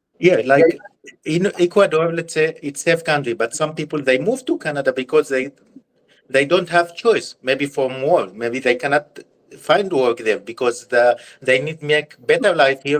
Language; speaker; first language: English; non-native, learner; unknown